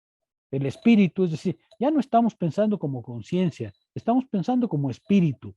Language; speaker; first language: Spanish; native; Spanish